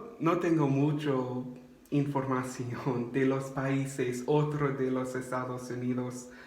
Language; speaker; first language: Spanish; non-native, learner; English